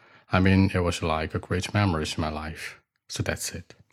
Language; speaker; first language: English; non-native, fluent; Chinese